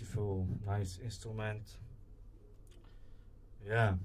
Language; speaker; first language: English; non-native, learner; Bulgarian